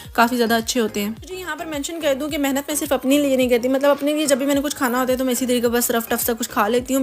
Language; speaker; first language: Urdu; native; Urdu